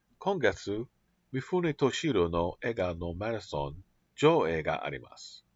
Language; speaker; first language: Japanese; non-native, learner; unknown